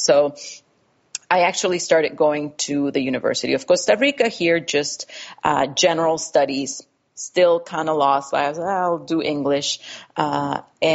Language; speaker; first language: English; non-native, fluent; Spanish